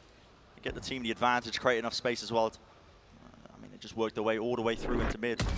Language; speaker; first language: English; native; English